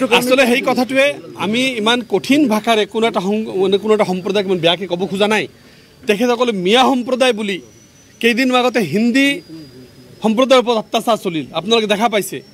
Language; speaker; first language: Assamese; non-native, local second language; Bangla